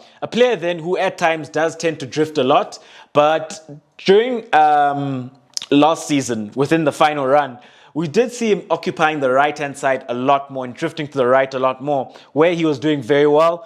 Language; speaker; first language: English; non-native, local second language; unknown